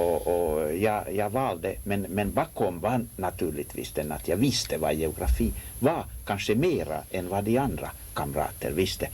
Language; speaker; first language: Swedish; non-native, local second language; Finnish